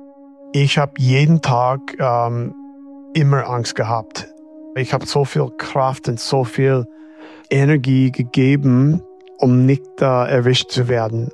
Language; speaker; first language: German; non-native, fluent; English